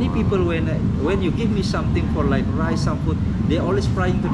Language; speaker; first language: English; non-native, learner; Indonesian